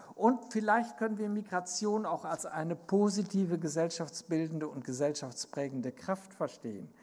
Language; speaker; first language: German; native; German